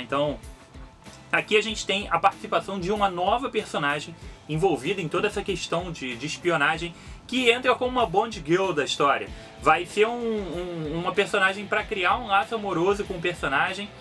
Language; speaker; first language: Portuguese; native; Portuguese